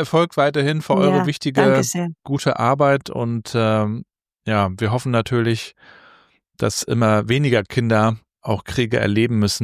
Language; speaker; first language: German; native; German